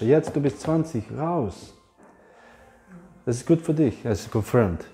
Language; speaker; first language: German; non-native, fluent; English